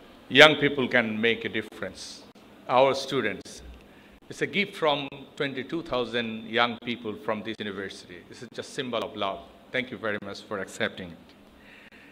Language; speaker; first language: English; non-native, local second language; Bangla